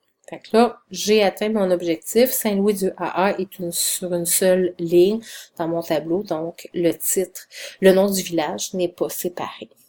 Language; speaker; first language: French; native; French